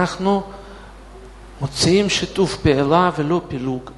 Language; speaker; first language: Hebrew; non-native, fluent; Russian